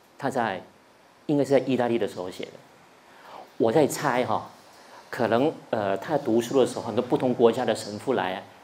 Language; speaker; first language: Chinese; non-native, local second language; Cantonese